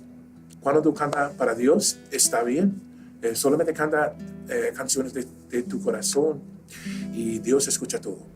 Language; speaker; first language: Spanish; early bilingual, heritage; Spanish